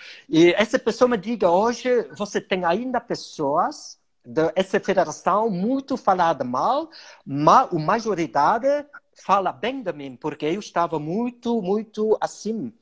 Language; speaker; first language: Portuguese; non-native, learner; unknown